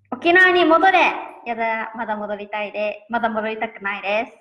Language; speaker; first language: Japanese; native; Japanese